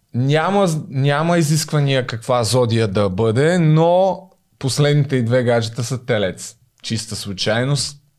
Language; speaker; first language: Bulgarian; native; Bulgarian